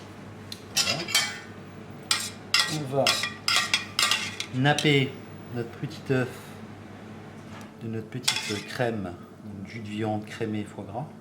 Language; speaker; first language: French; native; French